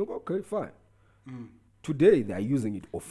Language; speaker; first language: English; non-native, local second language; Tsonga